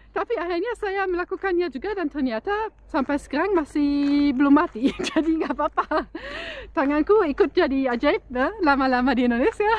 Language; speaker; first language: Indonesian; non-native, fluent; German